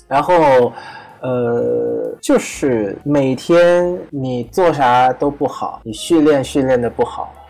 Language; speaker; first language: Chinese; non-native, fluent; Vietnamese